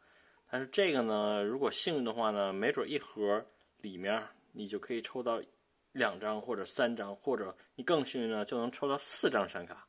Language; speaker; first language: Chinese; native; Chinese